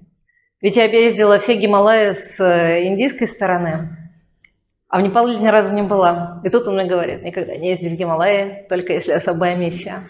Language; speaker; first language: Russian; native; Russian